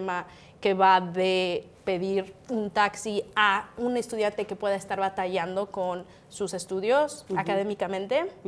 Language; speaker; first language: Spanish; native; Spanish